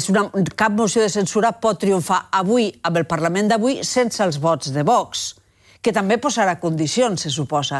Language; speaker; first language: Catalan; native; Catalan